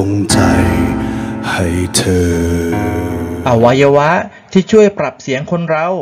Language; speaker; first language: Thai; native; Thai